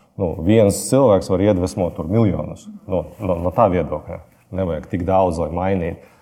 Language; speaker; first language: Latvian; non-native, local second language; Russian